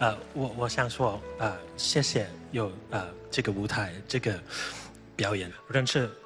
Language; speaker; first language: Chinese; early bilingual, heritage; Chinese